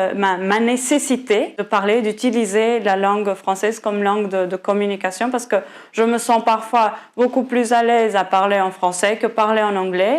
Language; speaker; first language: French; non-native, fluent; Portuguese